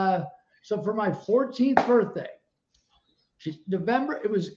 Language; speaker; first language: English; native; English